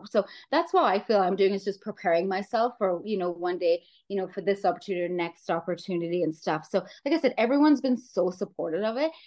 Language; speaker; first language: English; native; English